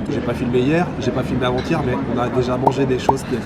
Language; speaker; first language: French; native; French